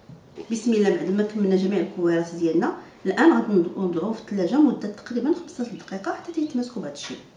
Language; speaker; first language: Arabic; native; Arabic